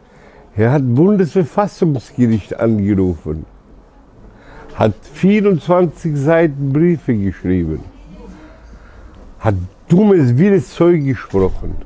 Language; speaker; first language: German; early bilingual, other home language; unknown